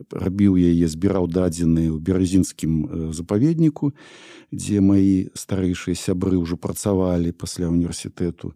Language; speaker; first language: Belarusian; non-native, local second language; Russian